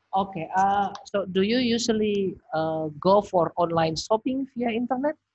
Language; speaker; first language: English; non-native, fluent; Indonesian